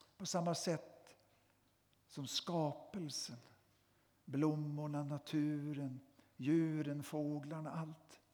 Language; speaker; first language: Swedish; native; Swedish